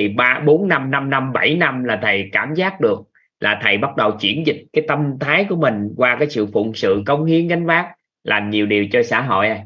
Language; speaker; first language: Vietnamese; native; Vietnamese